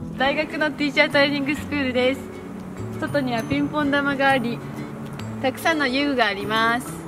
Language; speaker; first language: Japanese; native; Japanese